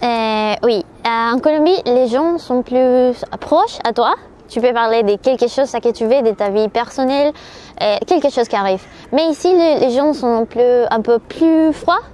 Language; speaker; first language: French; non-native, learner; Spanish